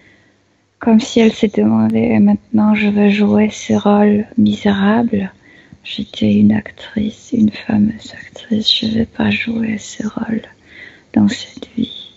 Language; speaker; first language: French; non-native, fluent; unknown